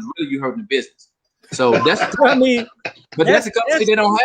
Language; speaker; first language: English; native; English